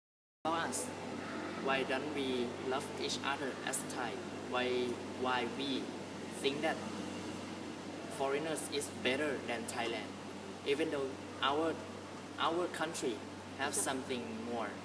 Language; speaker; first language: English; non-native, learner; Thai